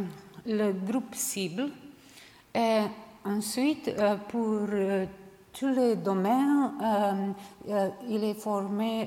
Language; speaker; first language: French; non-native, learner; Serbian